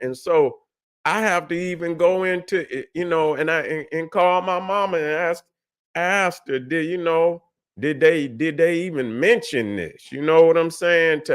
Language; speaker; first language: English; native; English